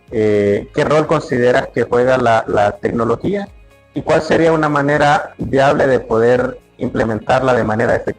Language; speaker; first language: Spanish; native; Spanish